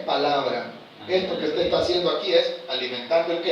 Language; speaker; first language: Spanish; native; Spanish